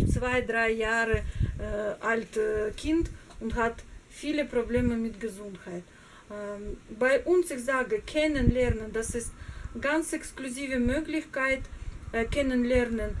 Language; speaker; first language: German; non-native, learner; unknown